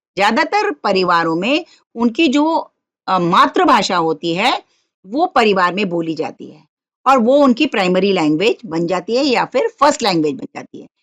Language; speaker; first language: Hindi; non-native, local second language; Marathi